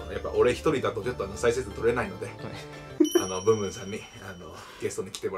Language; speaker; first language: Japanese; native; Japanese